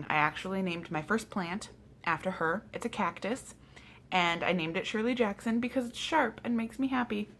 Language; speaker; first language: English; native; English